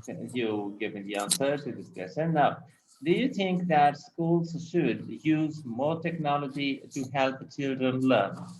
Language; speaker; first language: English; non-native, local second language; Urdu